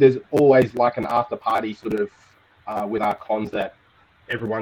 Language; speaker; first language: English; native; English